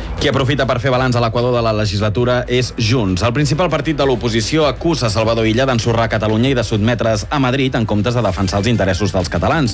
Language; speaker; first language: Catalan; native; Catalan